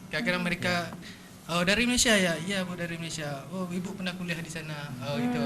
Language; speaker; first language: Malay; native; Malay